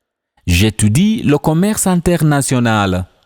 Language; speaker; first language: French; non-native, fluent; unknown